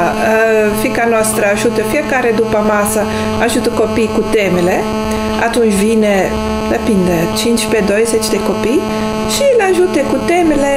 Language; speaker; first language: Romanian; non-native, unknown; Dutch